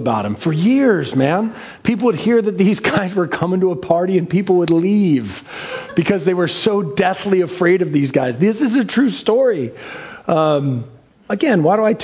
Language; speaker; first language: English; native; English